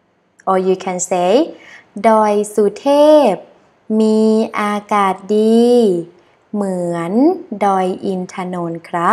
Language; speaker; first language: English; non-native, learner; Thai